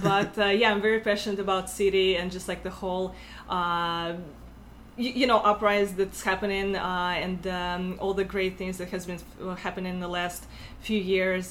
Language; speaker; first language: English; non-native, fluent; Russian